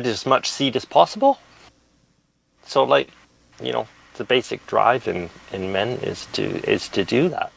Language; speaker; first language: English; native; English